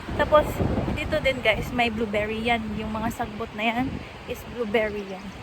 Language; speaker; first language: Filipino; non-native, local second language; Cebuano